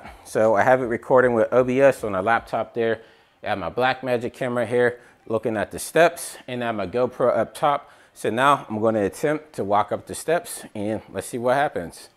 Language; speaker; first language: English; native; English